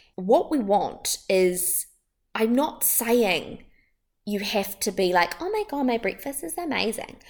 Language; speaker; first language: English; native; English